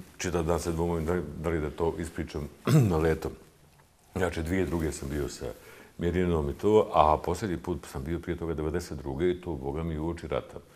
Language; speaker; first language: Bosnian; native; Bosnian